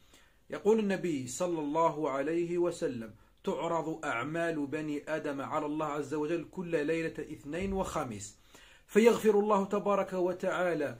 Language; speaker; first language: Arabic; native; Arabic